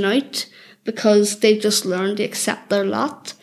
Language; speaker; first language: English; native; English